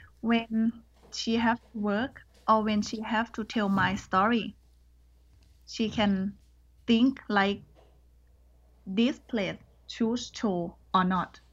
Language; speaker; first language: English; non-native, learner; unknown